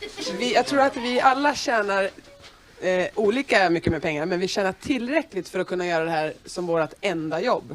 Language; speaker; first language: Swedish; native; Swedish